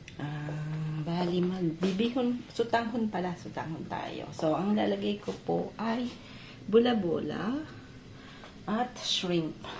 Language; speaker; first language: Filipino; native; Filipino